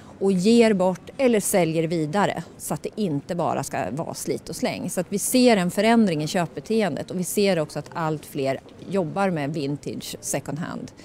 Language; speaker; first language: Swedish; native; Swedish